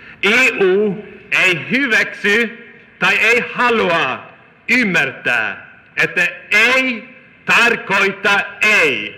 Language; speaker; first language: Finnish; non-native, fluent; Swedish